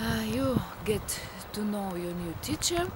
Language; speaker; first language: English; non-native, fluent; Russian